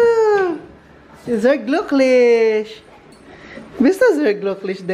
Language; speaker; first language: German; non-native, learner; Filipino